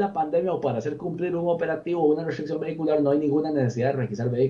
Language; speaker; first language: Spanish; native; Spanish